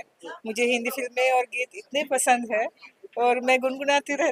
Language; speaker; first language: Hindi; non-native, fluent; Sinhala